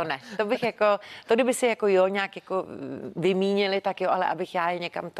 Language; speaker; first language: Czech; native; Czech